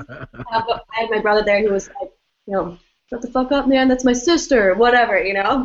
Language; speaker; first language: English; native; English